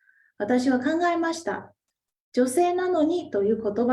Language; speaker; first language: Japanese; non-native, fluent; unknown